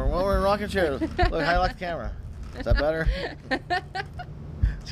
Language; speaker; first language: English; native; English